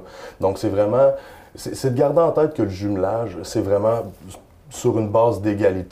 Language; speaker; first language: French; native; French